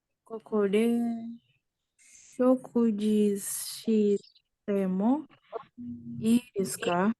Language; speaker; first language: Japanese; non-native, learner; Indonesian